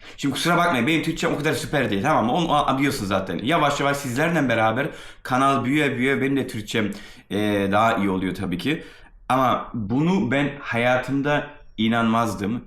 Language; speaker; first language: Turkish; early bilingual, heritage; Turkish